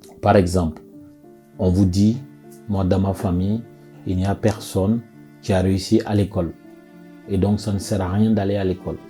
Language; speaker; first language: French; non-native, local second language; Bambara